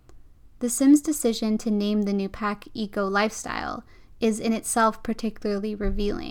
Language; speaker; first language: English; native; English